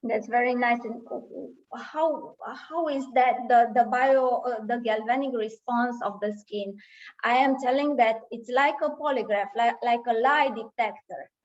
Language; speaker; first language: English; non-native, fluent; Romanian